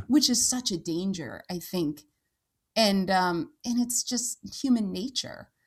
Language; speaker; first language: English; native; English